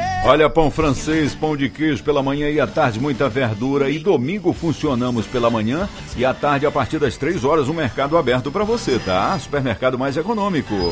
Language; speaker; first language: Portuguese; native; Portuguese